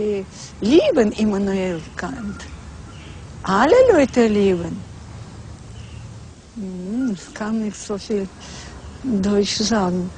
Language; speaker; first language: German; non-native, learner; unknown